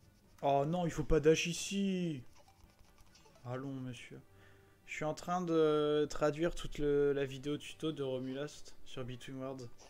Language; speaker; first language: French; native; French